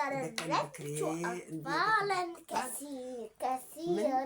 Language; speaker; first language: Arabic; native; Arabic